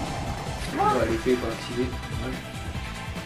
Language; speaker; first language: French; native; French